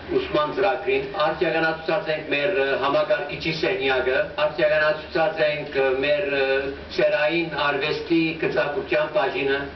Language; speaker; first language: Armenian; early bilingual, heritage; Armenian